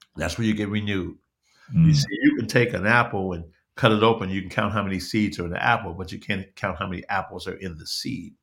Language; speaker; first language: English; native; English